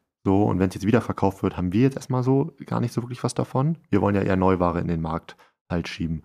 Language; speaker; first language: German; native; German